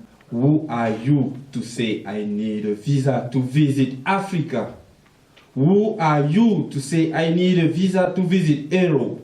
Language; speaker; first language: English; non-native, local second language; French